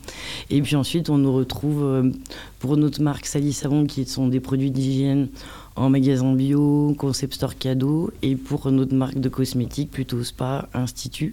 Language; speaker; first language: French; native; French